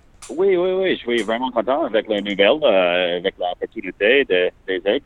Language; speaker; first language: French; non-native, learner; English